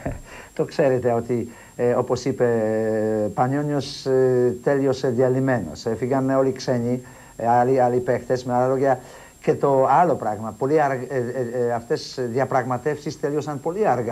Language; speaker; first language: Greek; non-native, fluent; Polish